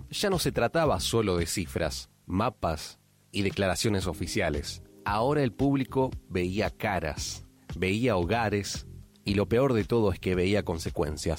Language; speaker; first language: Spanish; native; Spanish